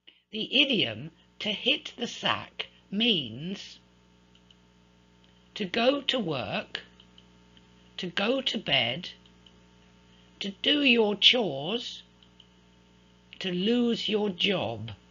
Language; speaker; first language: English; native; English